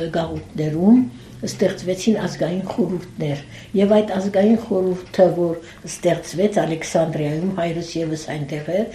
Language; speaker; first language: Armenian; early bilingual, heritage; Armenian